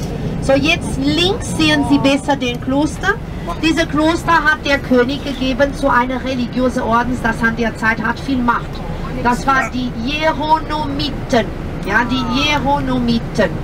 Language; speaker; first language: German; non-native, fluent; Portuguese